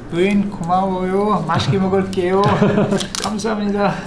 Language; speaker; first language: Korean; non-native, learner; English